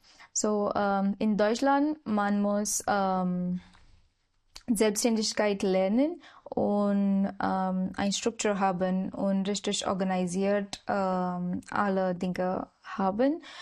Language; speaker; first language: German; non-native, learner; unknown